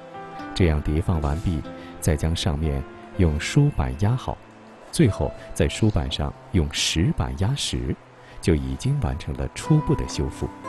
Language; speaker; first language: Chinese; native; Chinese